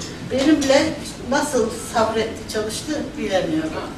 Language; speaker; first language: English; non-native, fluent; Turkish